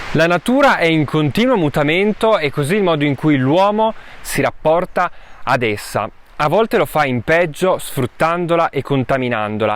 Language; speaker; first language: Italian; native; Italian